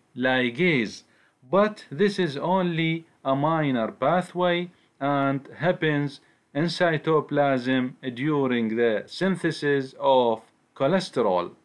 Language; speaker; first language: English; non-native, fluent; Arabic